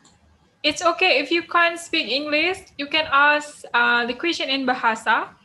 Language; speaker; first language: English; non-native, fluent; Indonesian